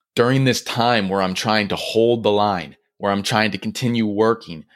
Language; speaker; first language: English; native; English